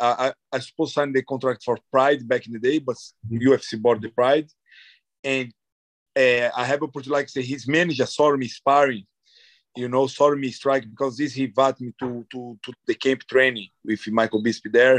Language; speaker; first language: English; non-native, fluent; Portuguese